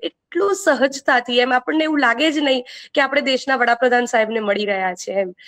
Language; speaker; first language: Gujarati; native; Gujarati